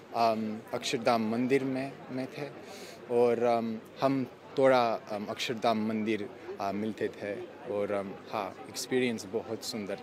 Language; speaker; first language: Hindi; non-native, learner; English